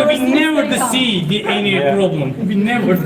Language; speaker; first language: English; non-native, fluent; Turkish